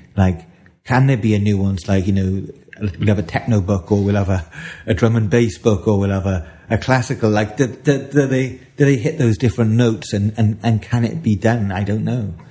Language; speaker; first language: English; native; English